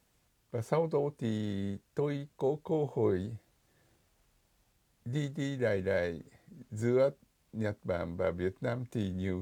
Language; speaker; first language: Vietnamese; non-native, fluent; Japanese